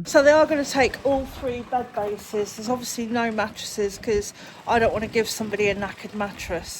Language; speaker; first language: English; native; English